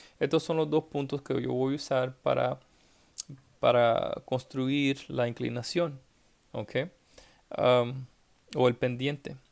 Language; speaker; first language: Spanish; early bilingual, heritage; English